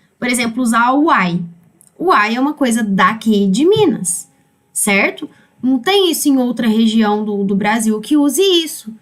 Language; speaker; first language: Portuguese; native; Portuguese